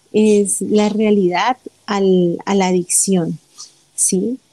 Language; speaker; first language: Spanish; native; Spanish